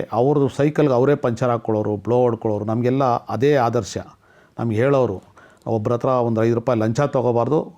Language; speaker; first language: Kannada; non-native, local second language; Telugu